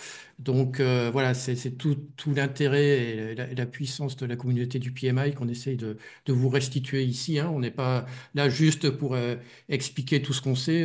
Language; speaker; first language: French; native; French